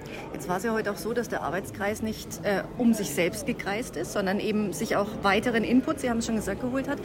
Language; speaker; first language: German; native; German